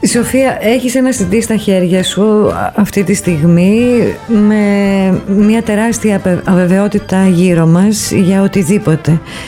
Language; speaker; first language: Greek; native; Greek